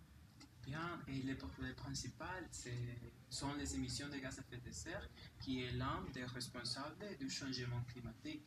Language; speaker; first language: French; non-native, learner; Spanish